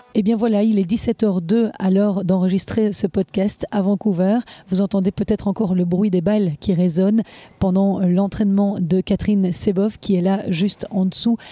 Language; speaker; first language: French; native; French